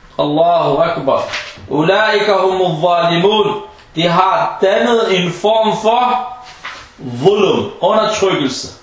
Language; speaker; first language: Danish; early bilingual, other home language; Arabic